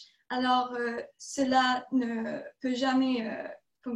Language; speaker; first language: French; non-native, fluent; English